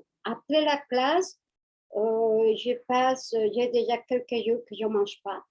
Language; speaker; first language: French; non-native, fluent; Spanish